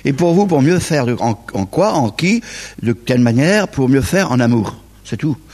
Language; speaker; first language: French; native; French